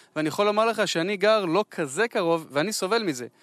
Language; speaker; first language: Hebrew; native; Hebrew